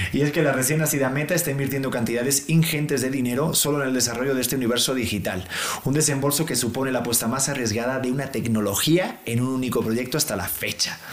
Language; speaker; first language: Spanish; native; Spanish